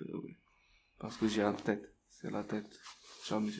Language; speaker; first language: French; non-native, learner; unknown